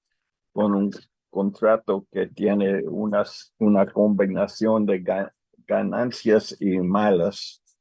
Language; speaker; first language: Spanish; non-native, learner; English